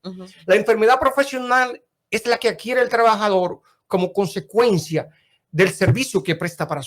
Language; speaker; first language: Spanish; native; Spanish